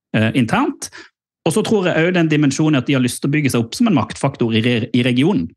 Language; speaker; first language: Norwegian; native; Norwegian